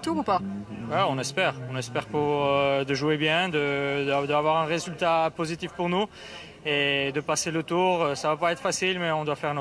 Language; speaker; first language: French; non-native, fluent; Armenian